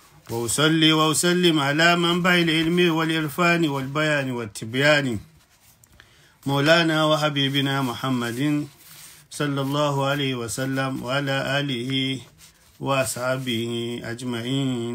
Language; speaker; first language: Arabic; non-native, fluent; Yoruba